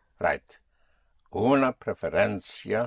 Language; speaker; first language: Spanish; non-native, fluent; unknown